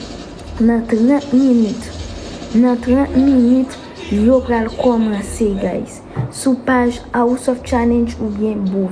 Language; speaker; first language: French; non-native, learner; Haitian Creole